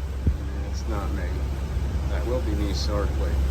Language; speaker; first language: English; native; English